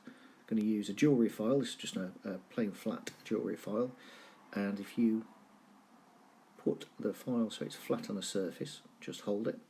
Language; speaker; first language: English; native; English